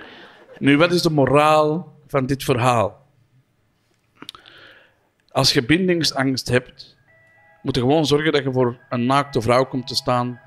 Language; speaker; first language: Dutch; native; Dutch